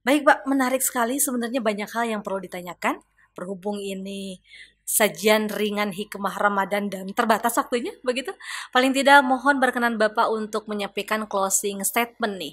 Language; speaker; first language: Indonesian; native; Indonesian